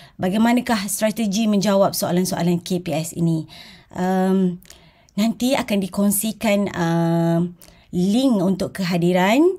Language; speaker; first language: Malay; native; Malay